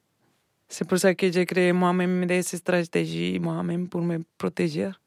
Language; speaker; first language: French; non-native, learner; Spanish